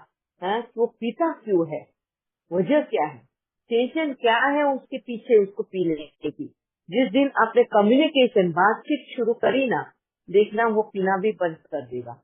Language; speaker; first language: Hindi; native; Hindi